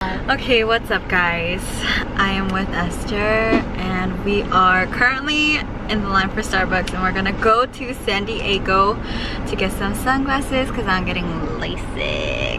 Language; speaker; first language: English; early bilingual, other home language; Korean